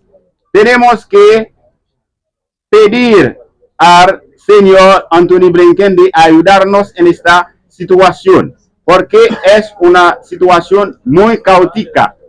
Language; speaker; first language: Spanish; non-native, learner; Haitian Creole